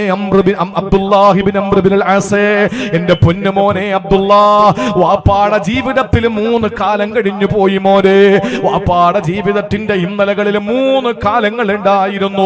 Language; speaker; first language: Malayalam; native; Malayalam